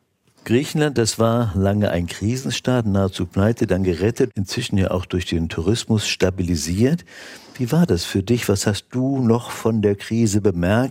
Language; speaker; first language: German; native; German